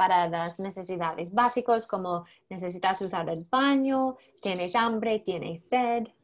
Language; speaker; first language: Spanish; non-native, learner; English